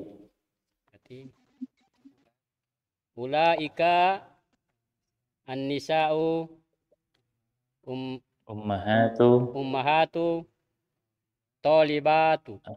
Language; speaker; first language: Arabic; non-native, learner; Indonesian